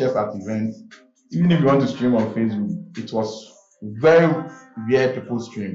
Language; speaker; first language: English; non-native, local second language; Akan